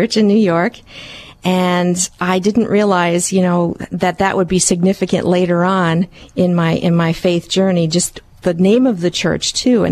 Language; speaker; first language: English; early bilingual, other home language; Hungarian